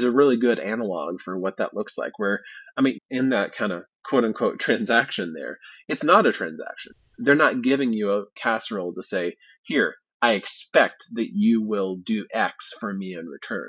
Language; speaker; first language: English; native; English